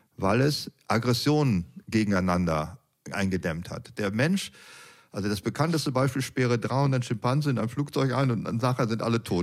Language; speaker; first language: German; native; German